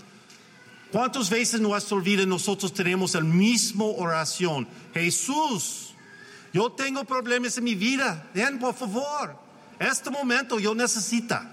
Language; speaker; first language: Spanish; non-native, learner; English